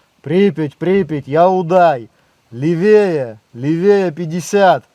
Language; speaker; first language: Russian; native; Russian